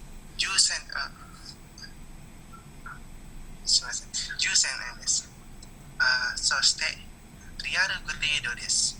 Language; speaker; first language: Japanese; non-native, learner; Indonesian